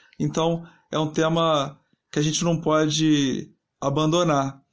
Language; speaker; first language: Portuguese; native; Portuguese